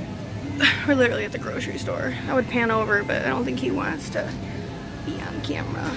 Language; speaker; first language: English; native; English